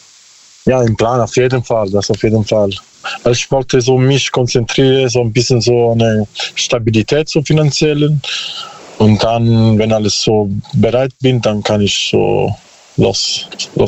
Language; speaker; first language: German; non-native, learner; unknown